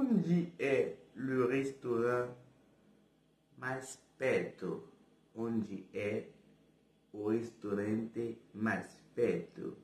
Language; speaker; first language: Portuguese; non-native, fluent; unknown